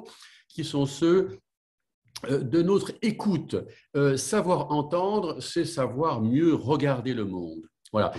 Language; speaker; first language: French; native; French